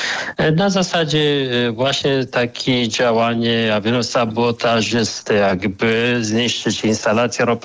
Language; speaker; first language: Polish; non-native, fluent; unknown